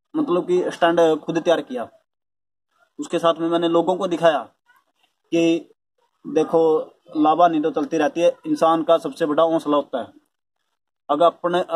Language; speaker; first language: Hindi; native; Hindi